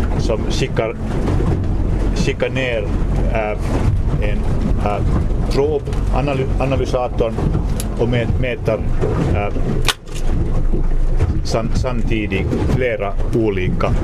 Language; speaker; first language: Swedish; non-native, local second language; Finnish